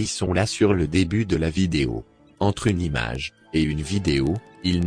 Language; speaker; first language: French; native; French